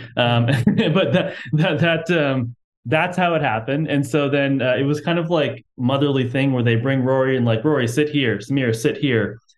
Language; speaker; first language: English; native; English